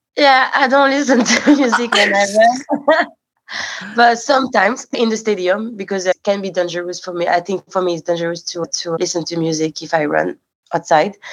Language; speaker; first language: English; non-native, fluent; French